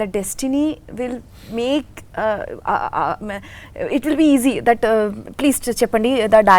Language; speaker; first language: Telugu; non-native, learner; Bangla